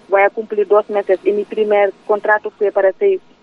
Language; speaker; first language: Spanish; non-native, fluent; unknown